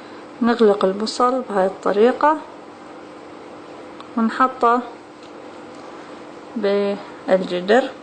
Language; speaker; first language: Arabic; native; Arabic